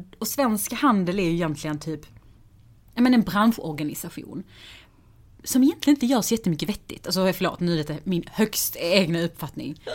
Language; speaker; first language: Swedish; early bilingual, other home language; Persian